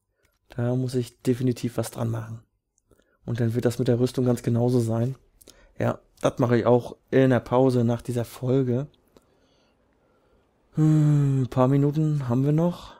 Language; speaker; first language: German; native; German